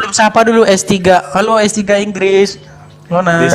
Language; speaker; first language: Indonesian; native; Indonesian